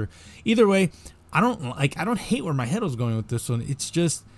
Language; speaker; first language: English; native; English